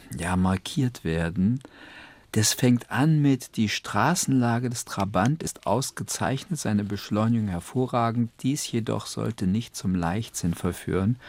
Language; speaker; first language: German; native; German